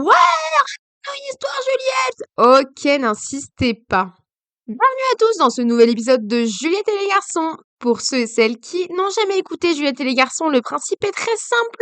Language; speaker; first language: French; native; French